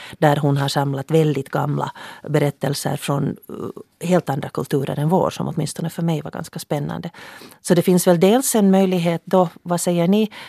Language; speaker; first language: Swedish; native; Swedish